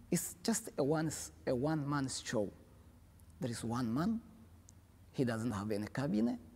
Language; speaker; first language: English; non-native, fluent; Tigrinya